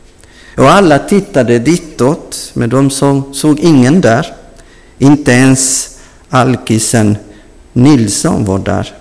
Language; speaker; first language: Swedish; non-native, fluent; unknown